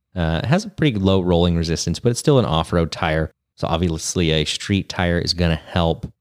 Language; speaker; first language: English; native; English